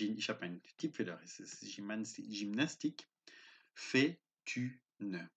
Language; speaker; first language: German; non-native, fluent; French